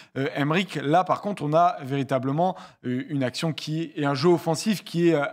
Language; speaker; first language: French; native; French